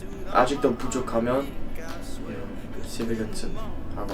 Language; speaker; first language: Korean; non-native, learner; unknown